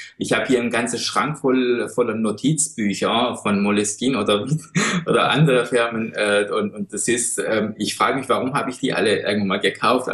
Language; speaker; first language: German; non-native, fluent; Persian